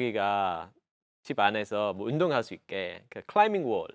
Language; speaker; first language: Korean; non-native, fluent; English